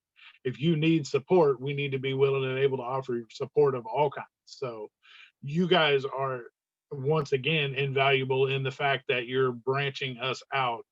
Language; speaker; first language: English; native; English